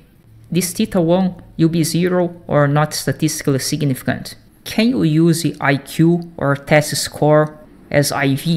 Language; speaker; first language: English; non-native, fluent; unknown